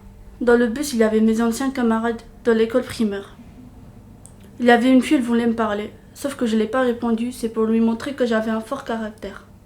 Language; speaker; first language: French; non-native, fluent; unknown